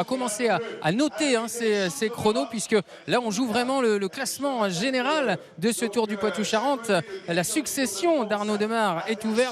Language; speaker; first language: French; native; French